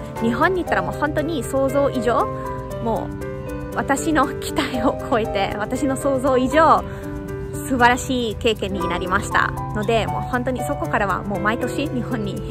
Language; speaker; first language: Japanese; non-native, fluent; Italian